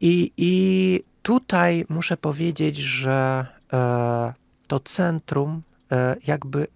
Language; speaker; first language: Polish; non-native, fluent; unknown